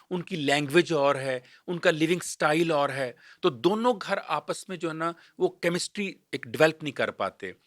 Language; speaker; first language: Urdu; native; Urdu